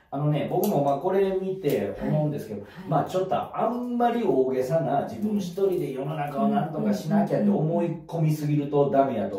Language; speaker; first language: Japanese; native; Japanese